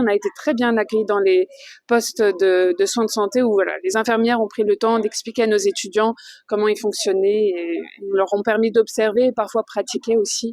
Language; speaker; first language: French; native; French